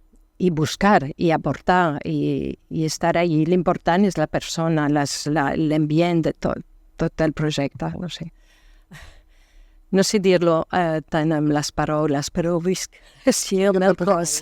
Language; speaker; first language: Catalan; non-native, fluent; French